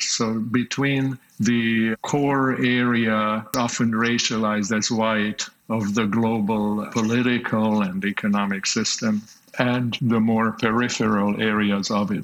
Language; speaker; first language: English; non-native, fluent; Slovak